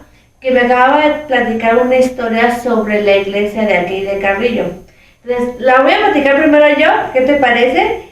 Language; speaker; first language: Spanish; native; Spanish